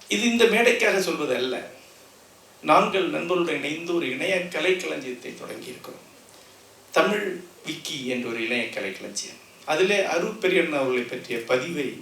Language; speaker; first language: Tamil; non-native, local second language; Malayalam